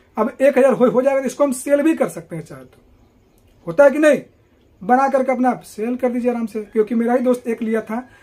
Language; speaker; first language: Hindi; native; Hindi